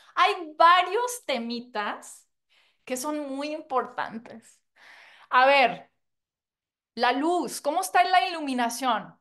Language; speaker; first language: Spanish; non-native, fluent; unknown